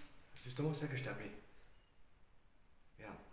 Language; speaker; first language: French; native; French